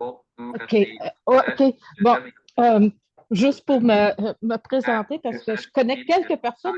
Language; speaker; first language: French; non-native, local second language; English